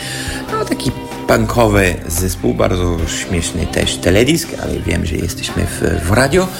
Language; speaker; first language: Polish; non-native, fluent; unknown